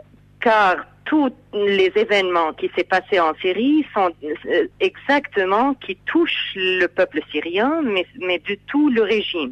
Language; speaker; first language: French; non-native, fluent; Arabic